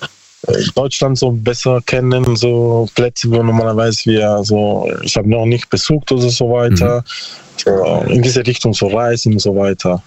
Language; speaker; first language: German; non-native, learner; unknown